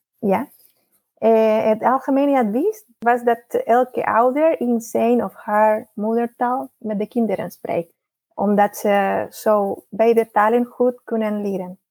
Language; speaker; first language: Dutch; non-native, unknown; Spanish